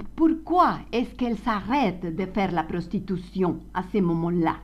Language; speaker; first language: French; non-native, fluent; Spanish